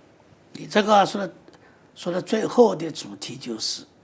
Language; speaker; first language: Chinese; native; Chinese